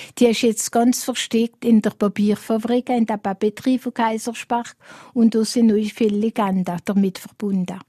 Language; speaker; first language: German; non-native, local second language; Swiss German